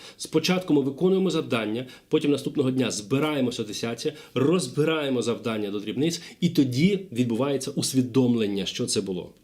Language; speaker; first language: Ukrainian; non-native, local second language; Russian